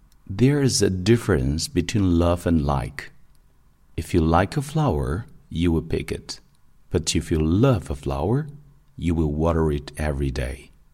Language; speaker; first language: English; non-native, fluent; Chinese